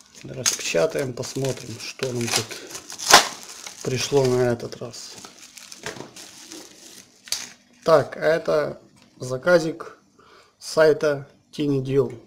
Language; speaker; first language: Russian; native; Russian